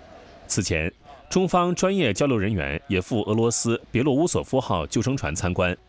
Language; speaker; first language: Chinese; native; Chinese